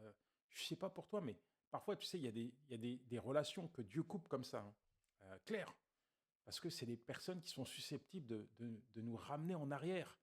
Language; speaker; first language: French; native; French